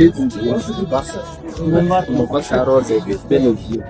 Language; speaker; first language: English; non-native, learner; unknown